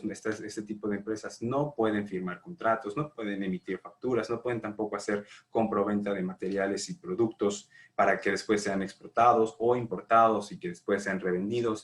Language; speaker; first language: Spanish; native; Spanish